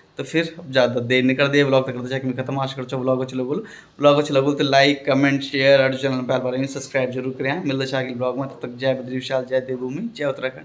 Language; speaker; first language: Hindi; non-native, local second language; Garhwali